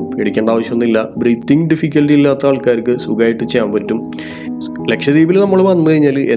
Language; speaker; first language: Malayalam; native; Malayalam